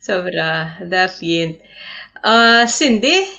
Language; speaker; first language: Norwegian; non-native, fluent; Filipino